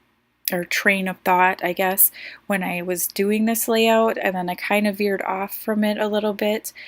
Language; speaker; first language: English; native; English